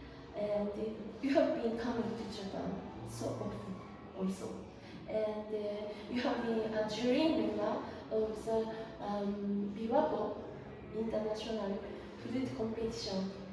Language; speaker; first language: English; non-native, learner; Japanese